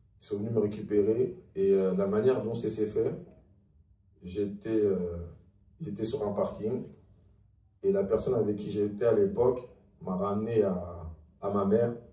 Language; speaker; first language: French; early bilingual, other home language; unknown